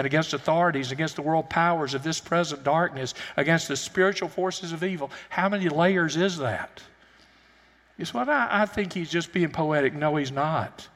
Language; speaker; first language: English; native; English